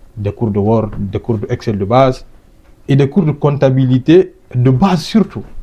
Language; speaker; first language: French; non-native, local second language; Fula